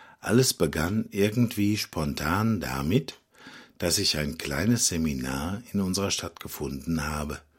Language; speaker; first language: German; non-native, fluent; Slovak